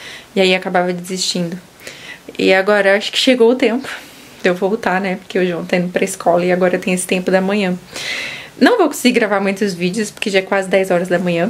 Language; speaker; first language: Portuguese; native; Portuguese